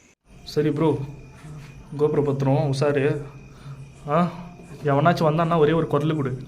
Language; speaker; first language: Tamil; native; Tamil